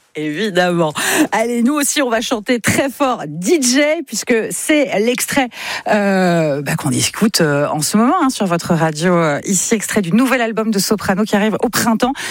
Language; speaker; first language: French; native; French